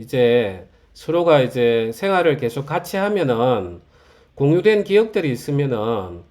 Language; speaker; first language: Korean; native; Korean